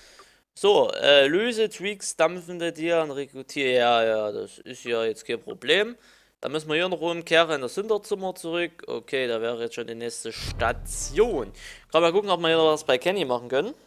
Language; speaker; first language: German; native; German